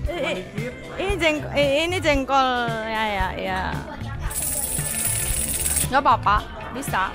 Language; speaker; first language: Indonesian; non-native, fluent; Korean